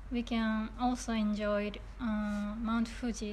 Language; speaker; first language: English; non-native, learner; Japanese